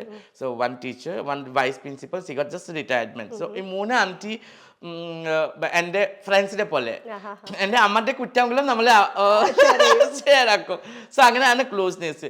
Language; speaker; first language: Malayalam; non-native, fluent; Assamese